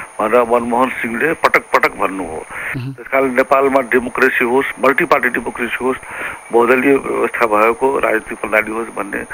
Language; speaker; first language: Nepali; non-native, local second language; Maithili